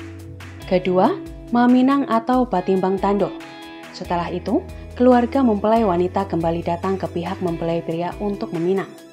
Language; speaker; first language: Indonesian; native; Indonesian